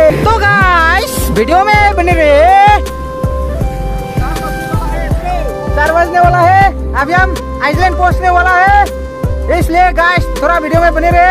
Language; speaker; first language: Hindi; non-native, local second language; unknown